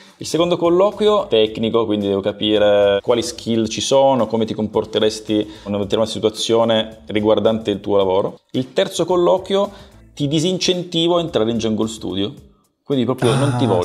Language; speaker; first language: Italian; native; Italian